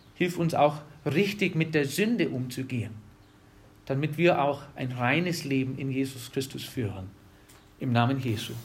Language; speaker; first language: German; non-native, fluent; English